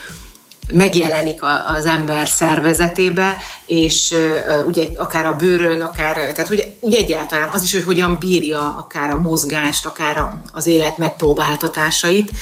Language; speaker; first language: Hungarian; native; Hungarian